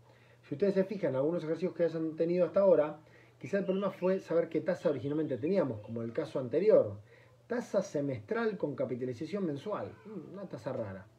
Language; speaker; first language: Spanish; native; Spanish